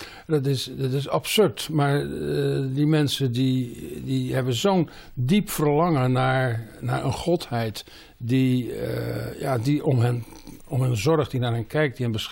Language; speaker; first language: Dutch; native; Dutch